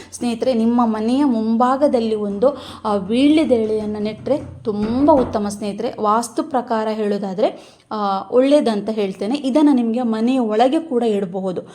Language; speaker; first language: Kannada; non-native, local second language; Tulu